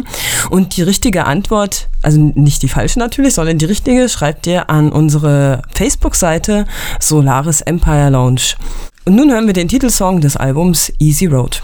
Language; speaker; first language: German; native; German